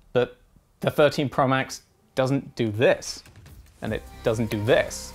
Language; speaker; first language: English; native; English